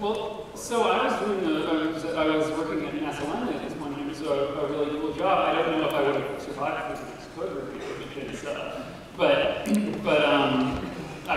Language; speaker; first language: English; native; English